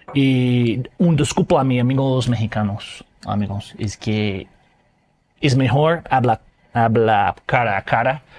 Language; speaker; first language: Spanish; non-native, learner; English